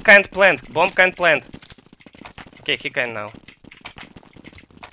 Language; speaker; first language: English; non-native, local second language; Russian